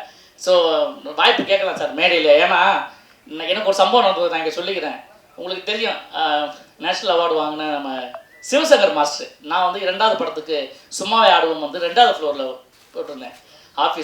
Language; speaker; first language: Tamil; native; Tamil